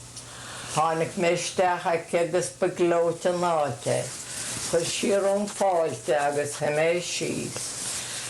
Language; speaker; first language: Irish; native; Irish